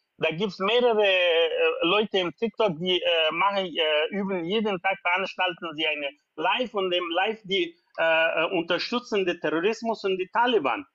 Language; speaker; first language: German; non-native, learner; Persian